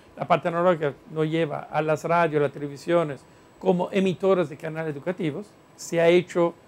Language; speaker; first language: Spanish; non-native, fluent; Italian